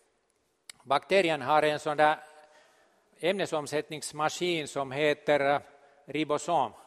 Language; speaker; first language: Swedish; non-native, local second language; Finnish